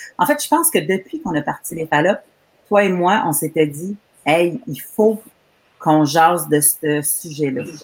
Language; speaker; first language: French; native; French